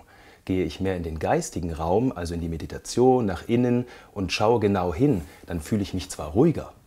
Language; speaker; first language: German; native; German